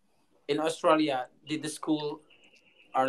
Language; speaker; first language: English; non-native, learner; Indonesian